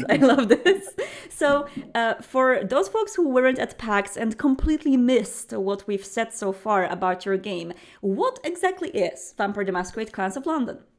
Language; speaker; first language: English; non-native, fluent; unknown